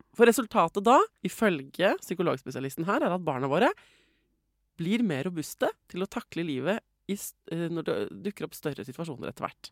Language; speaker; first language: Norwegian; native; Norwegian